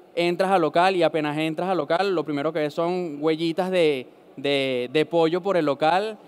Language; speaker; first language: Spanish; native; Spanish